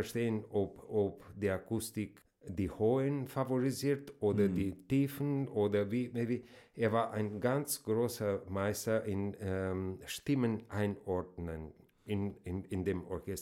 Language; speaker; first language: German; non-native, fluent; Romanian